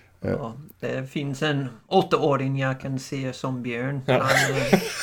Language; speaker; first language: Swedish; non-native, learner; English